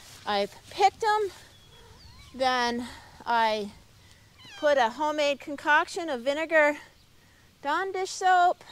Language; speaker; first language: English; native; English